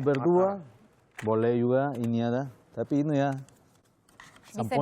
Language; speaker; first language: Indonesian; non-native, learner; Spanish